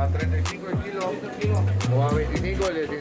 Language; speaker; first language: Spanish; native; Spanish